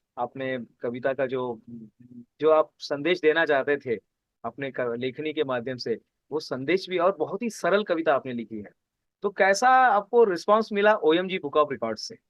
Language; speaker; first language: Hindi; native; Hindi